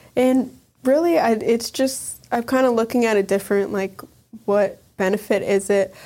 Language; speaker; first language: English; native; English